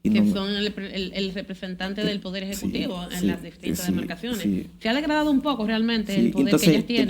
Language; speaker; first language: Spanish; native; Spanish